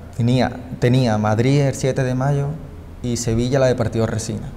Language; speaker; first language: Spanish; native; Spanish